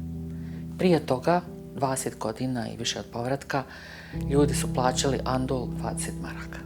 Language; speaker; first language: Bosnian; native; Bosnian